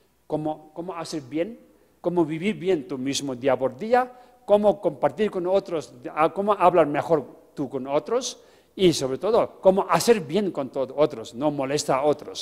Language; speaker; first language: Spanish; non-native, fluent; Tibetan